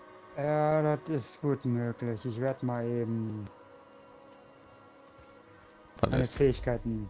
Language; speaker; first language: German; native; German